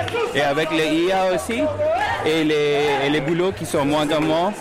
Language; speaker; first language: French; non-native, fluent; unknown